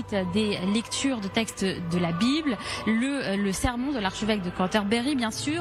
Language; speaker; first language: French; native; French